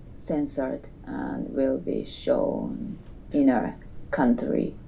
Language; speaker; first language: English; non-native, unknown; Japanese